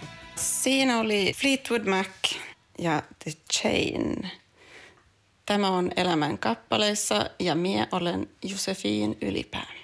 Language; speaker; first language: Finnish; early bilingual, heritage; Finnish